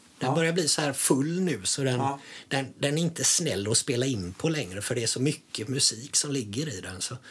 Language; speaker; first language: Swedish; native; Swedish